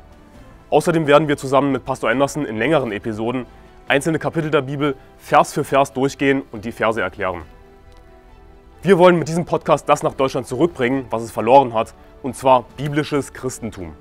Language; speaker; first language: German; native; German